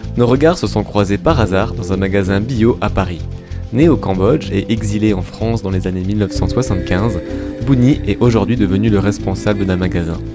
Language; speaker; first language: French; native; French